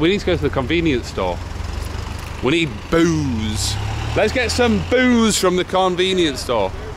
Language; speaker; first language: English; native; English